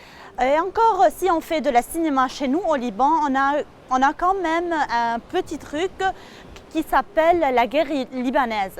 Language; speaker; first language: French; non-native, local second language; Arabic